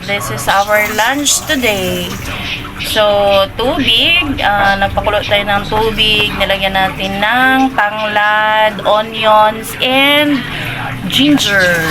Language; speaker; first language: Filipino; non-native, local second language; Cebuano